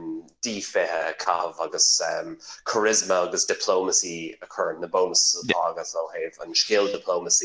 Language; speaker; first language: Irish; non-native, learner; English